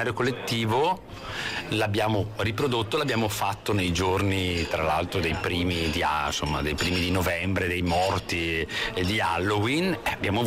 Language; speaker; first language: Italian; native; Italian